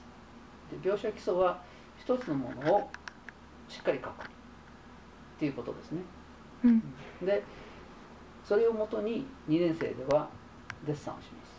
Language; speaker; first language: Japanese; native; Japanese